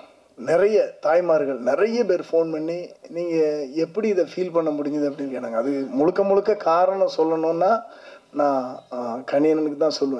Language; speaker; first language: Tamil; native; Tamil